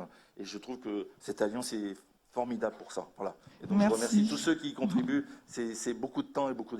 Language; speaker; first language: French; native; French